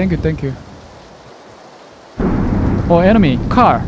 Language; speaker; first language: English; non-native, learner; Korean